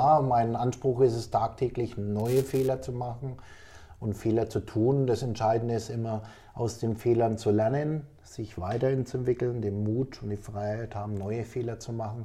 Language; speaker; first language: German; native; German